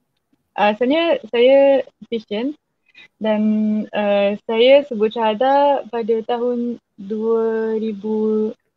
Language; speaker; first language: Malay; non-native, fluent; French